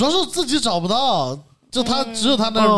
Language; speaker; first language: Chinese; native; Chinese